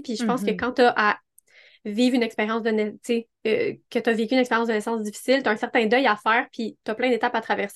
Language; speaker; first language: French; native; French